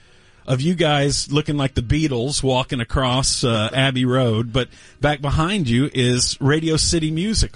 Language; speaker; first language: English; native; English